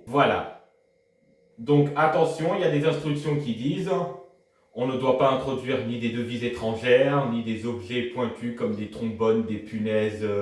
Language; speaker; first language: French; native; French